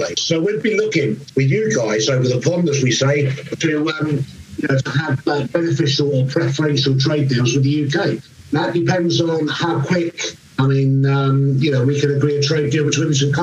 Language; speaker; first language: English; native; English